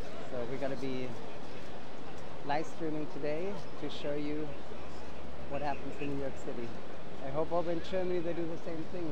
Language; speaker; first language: English; non-native, fluent; German